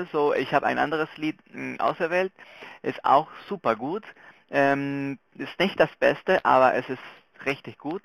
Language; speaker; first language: German; non-native, local second language; Spanish